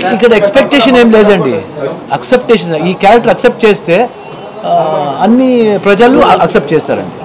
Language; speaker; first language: Telugu; non-native, learner; Kannada